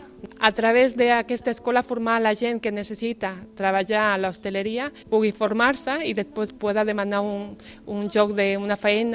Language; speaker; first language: Catalan; non-native, fluent; Spanish